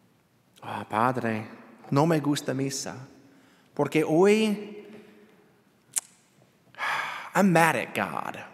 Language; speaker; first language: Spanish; non-native, learner; English